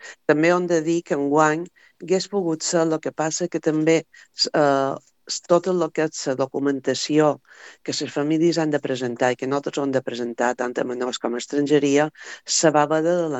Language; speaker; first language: Catalan; native; Catalan